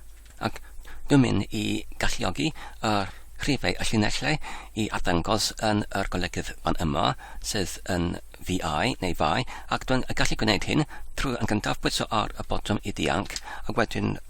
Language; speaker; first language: Welsh; non-native, fluent; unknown